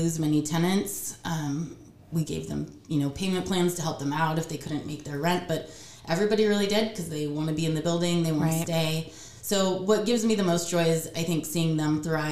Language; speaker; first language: English; native; English